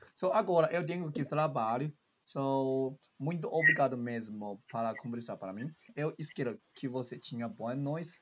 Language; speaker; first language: Portuguese; non-native, learner; Chinese